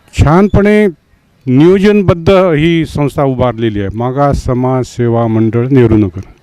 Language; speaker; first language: Marathi; non-native, local second language; Lambadi